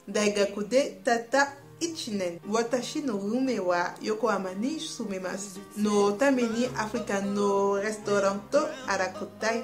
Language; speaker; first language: Japanese; non-native, learner; Lingala